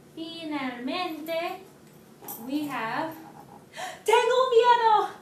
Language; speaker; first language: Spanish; non-native, fluent; English